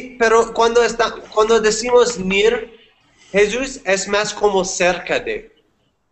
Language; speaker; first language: Spanish; non-native, fluent; English